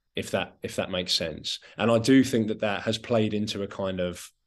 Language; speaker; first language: English; non-native, local second language; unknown